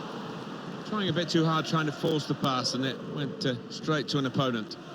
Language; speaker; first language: English; native; English